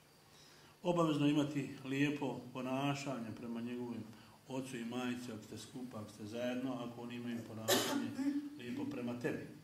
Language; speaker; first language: Bosnian; native; Bosnian